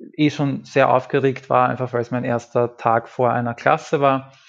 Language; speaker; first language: German; native; German